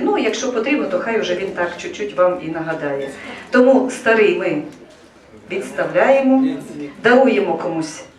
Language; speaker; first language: Ukrainian; native; Ukrainian